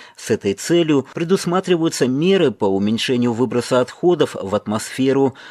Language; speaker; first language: Russian; non-native, local second language; Tajik